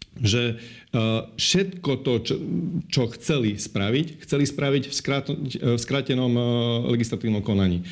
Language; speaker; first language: Slovak; non-native, local second language; Hungarian